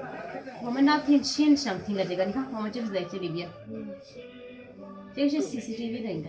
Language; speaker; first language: Chinese; non-native, fluent; Urdu